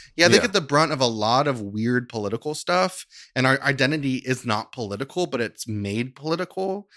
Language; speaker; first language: English; native; English